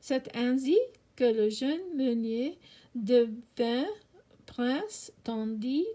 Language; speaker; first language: French; non-native, learner; English